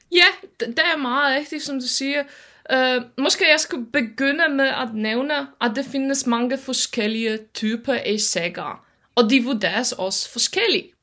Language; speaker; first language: Danish; non-native, fluent; Polish